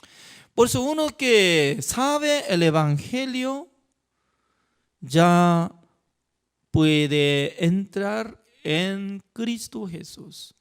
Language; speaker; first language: Spanish; non-native, fluent; Korean